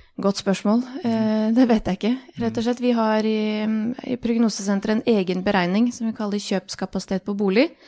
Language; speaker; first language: Norwegian; early bilingual, other home language; Bosnian